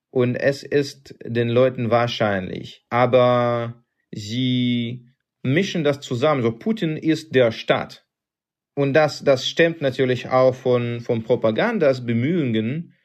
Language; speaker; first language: German; non-native, fluent; Russian